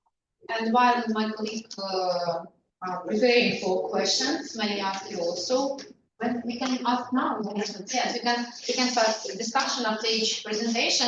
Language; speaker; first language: English; non-native, learner; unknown